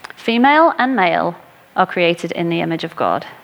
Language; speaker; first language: English; native; English